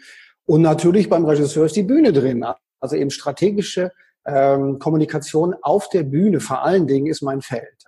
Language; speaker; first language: German; native; German